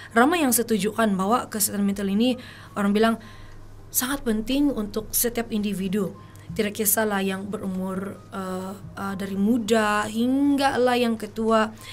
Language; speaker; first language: Malay; native; Malay